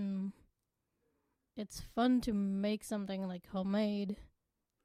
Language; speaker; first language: English; non-native, local second language; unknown